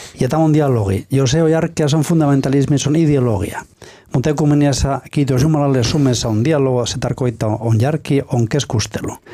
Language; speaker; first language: Finnish; non-native, fluent; Spanish